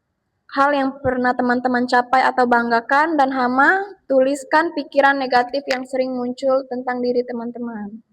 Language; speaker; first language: Indonesian; native; Indonesian